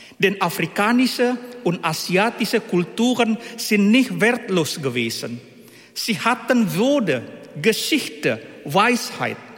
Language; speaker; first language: German; non-native, fluent; Indonesian